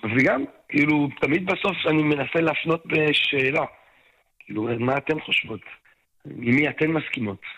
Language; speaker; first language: Hebrew; non-native, fluent; French